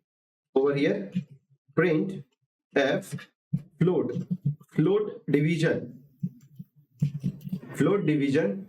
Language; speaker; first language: English; non-native, local second language; Hindi